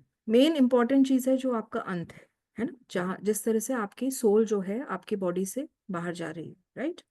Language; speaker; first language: Hindi; native; Hindi